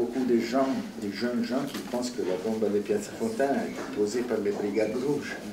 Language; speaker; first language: French; non-native, fluent; Italian